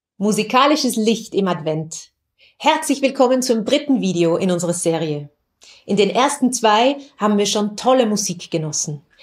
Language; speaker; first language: German; native; German